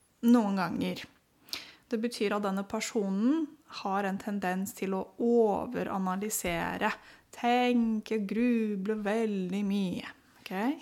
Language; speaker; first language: Norwegian; non-native, fluent; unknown